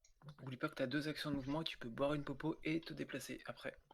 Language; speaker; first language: French; native; French